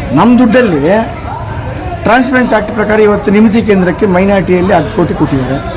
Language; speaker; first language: Kannada; non-native, local second language; Urdu